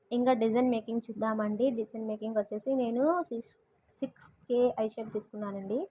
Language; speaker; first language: Telugu; non-native, local second language; Urdu